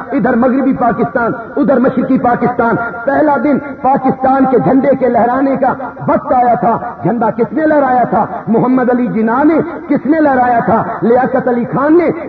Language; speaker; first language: Urdu; non-native, local second language; Punjabi